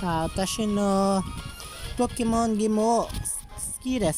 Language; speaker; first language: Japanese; non-native, learner; English